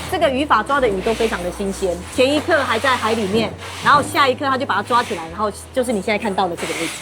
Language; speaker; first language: Chinese; native; Chinese